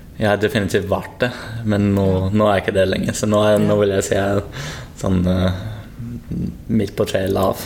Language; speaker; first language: Norwegian; non-native, fluent; English